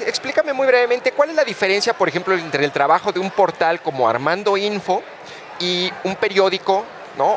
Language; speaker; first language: Spanish; native; Spanish